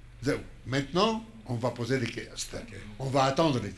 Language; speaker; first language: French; non-native, fluent; Hebrew